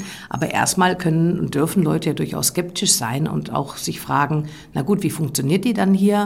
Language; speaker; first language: German; native; German